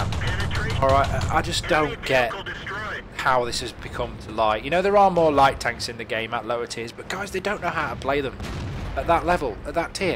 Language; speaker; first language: English; native; English